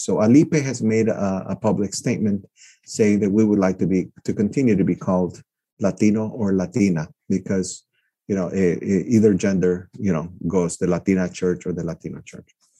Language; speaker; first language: English; early bilingual, other home language; Spanish